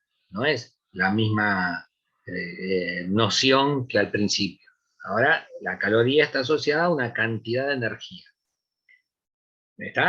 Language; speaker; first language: Spanish; native; Spanish